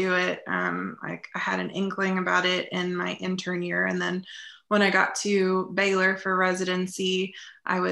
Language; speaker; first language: English; native; English